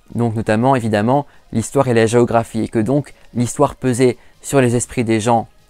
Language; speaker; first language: French; native; French